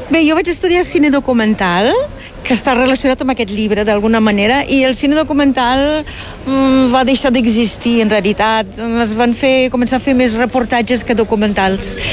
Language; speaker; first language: Catalan; non-native, fluent; German